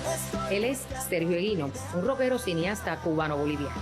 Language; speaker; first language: Spanish; native; Spanish